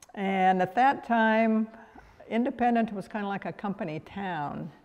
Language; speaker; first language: English; native; English